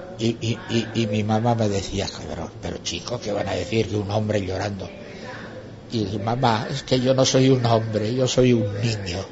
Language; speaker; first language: Spanish; non-native, local second language; Basque